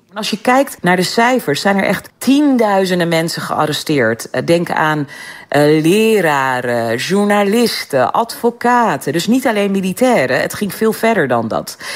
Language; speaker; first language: Dutch; early bilingual, other home language; Turkish